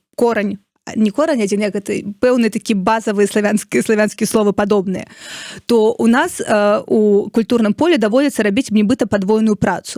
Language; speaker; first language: Belarusian; non-native, local second language; Russian